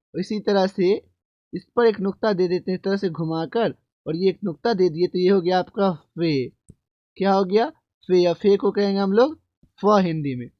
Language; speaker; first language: Hindi; native; Hindi